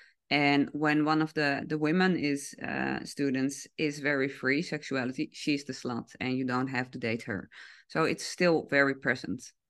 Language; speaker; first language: English; non-native, fluent; Dutch